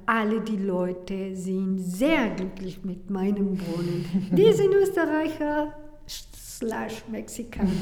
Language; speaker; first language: German; non-native, learner; Spanish